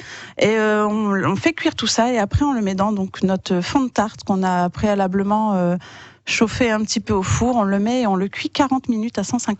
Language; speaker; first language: French; native; French